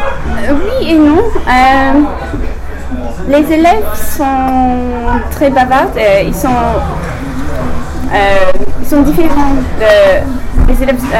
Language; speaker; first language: French; non-native, learner; English